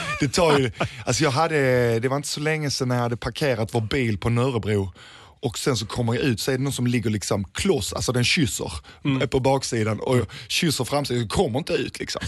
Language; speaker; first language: Swedish; early bilingual, other home language; Danish